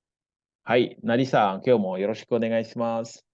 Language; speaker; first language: Japanese; non-native, fluent; Indonesian